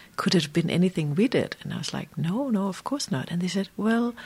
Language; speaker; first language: English; non-native, fluent; Danish